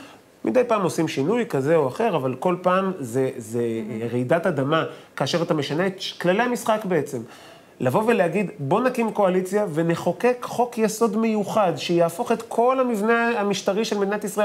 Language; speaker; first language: Hebrew; native; Hebrew